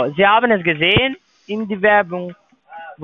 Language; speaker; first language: German; non-native, learner; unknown